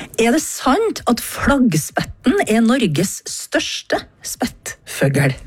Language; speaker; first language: Norwegian; native; Norwegian